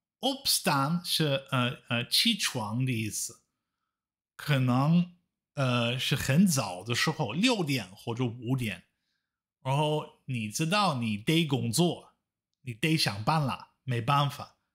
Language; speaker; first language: Chinese; non-native, fluent; Dutch